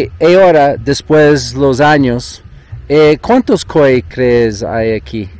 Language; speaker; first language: Spanish; non-native, learner; English